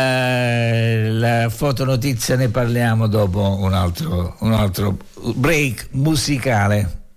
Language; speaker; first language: Italian; native; Italian